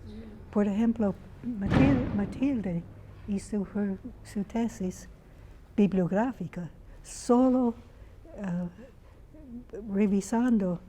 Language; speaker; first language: Spanish; non-native, fluent; English